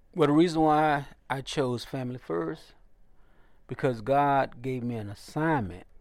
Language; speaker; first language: English; native; English